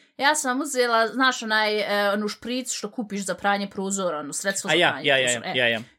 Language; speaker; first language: Bosnian; early bilingual, heritage; Bosnian